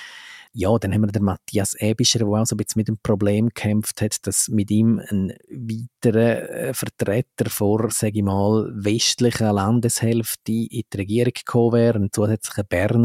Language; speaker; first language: German; native; German